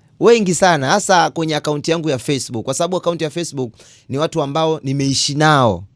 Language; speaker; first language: Swahili; native; Swahili